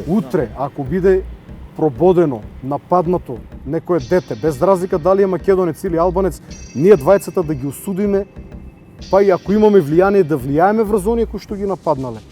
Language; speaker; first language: Macedonian; native; Macedonian